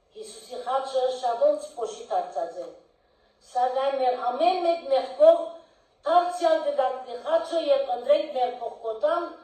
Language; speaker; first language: Armenian; early bilingual, heritage; Armenian